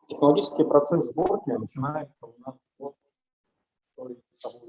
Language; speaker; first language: Russian; native; Russian